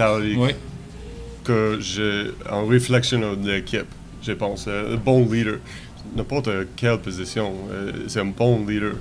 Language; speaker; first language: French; non-native, learner; English